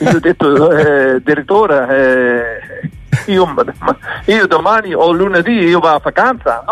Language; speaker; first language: Italian; non-native, learner; Dutch